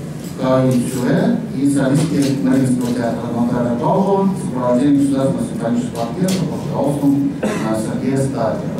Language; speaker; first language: Russian; native; Russian